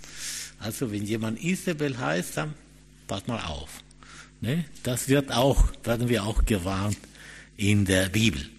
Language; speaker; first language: German; non-native, fluent; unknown